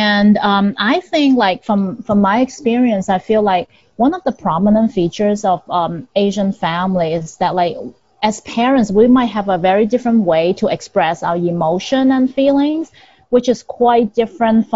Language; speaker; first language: English; non-native, local second language; Cantonese